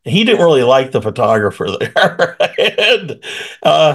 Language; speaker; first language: English; native; English